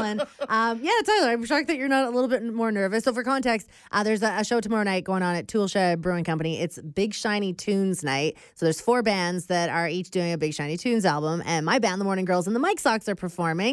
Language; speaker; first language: English; native; English